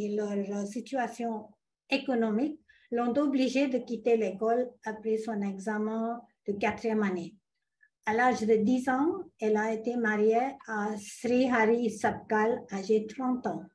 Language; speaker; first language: French; non-native, fluent; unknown